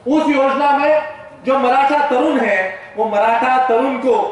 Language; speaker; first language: Hindi; non-native, local second language; Marathi